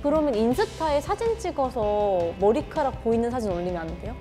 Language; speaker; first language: Korean; native; Korean